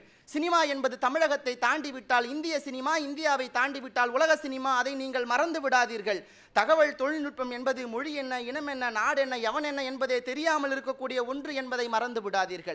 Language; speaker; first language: Tamil; native; Tamil